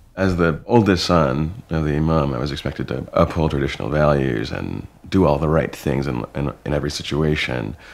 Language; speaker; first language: English; native; English